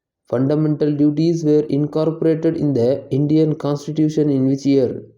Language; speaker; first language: English; non-native, local second language; Tamil